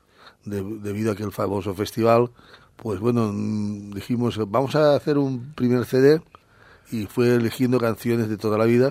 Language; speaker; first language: Spanish; native; Spanish